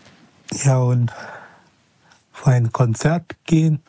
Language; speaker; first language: German; non-native, fluent; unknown